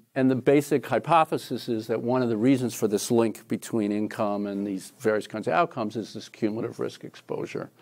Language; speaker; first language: English; native; English